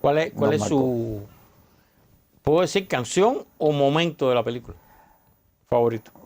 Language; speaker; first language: Spanish; native; Spanish